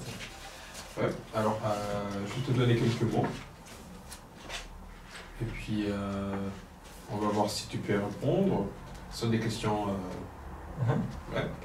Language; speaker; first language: French; non-native, local second language; Kinyarwanda